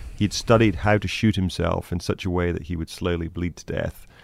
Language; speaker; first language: English; native; English